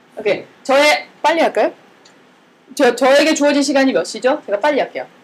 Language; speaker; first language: Korean; native; Korean